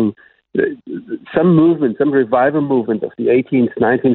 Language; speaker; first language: English; non-native, fluent; German